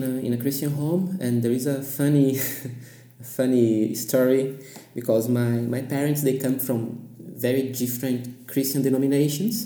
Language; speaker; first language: English; non-native, fluent; Portuguese